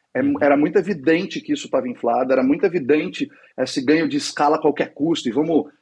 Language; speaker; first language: Portuguese; native; Portuguese